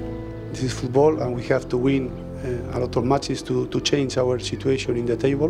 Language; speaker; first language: English; non-native, learner; Spanish